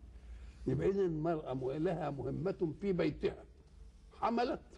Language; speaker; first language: Arabic; native; Arabic